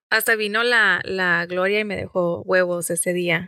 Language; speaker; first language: Spanish; early bilingual, other home language; English